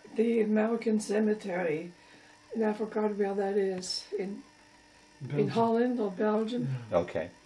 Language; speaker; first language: English; native; English